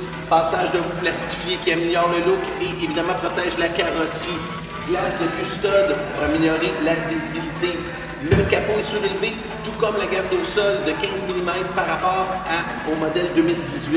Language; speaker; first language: French; native; French